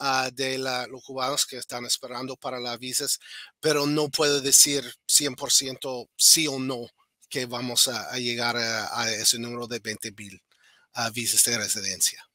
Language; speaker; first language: Spanish; non-native, fluent; English